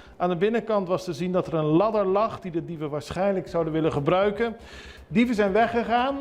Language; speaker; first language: Dutch; non-native, local second language; Papiamento